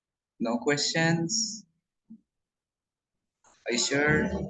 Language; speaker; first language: English; non-native, local second language; Indonesian